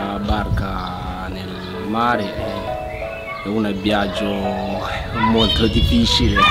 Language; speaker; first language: Italian; non-native, learner; Hausa